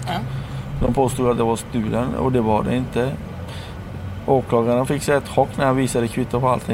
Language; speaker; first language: Swedish; early bilingual, other home language; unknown